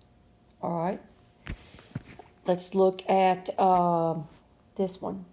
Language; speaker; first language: English; native; English